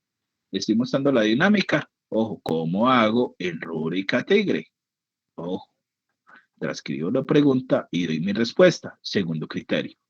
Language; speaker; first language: Spanish; native; Spanish